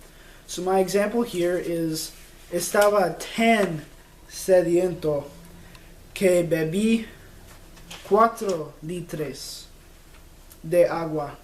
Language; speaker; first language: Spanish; non-native, learner; English